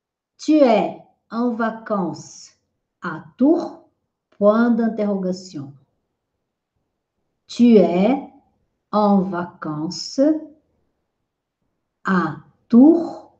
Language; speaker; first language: French; non-native, fluent; Portuguese